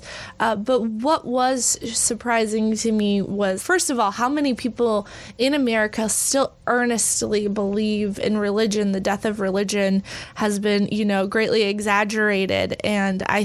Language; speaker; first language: English; native; English